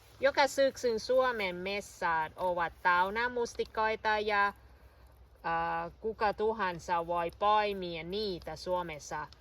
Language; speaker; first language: Finnish; non-native, learner; Thai